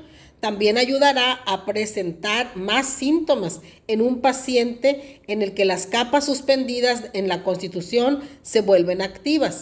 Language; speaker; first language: Spanish; native; Spanish